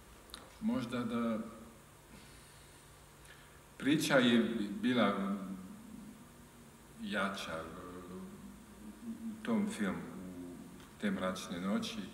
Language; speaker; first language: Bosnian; non-native, learner; French